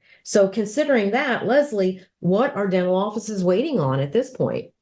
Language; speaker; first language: English; native; English